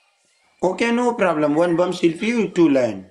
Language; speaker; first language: English; non-native, learner; Pashto